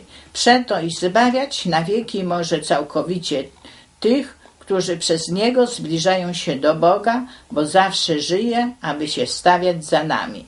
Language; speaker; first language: Polish; native; Polish